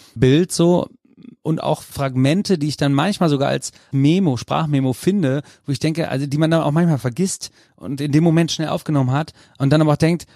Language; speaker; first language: German; native; German